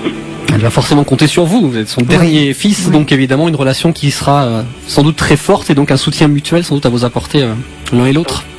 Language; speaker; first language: French; native; French